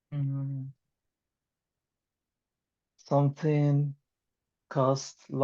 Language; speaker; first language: English; non-native, learner; Spanish